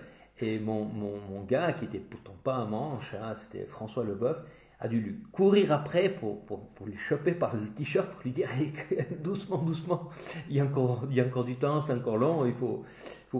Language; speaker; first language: French; native; French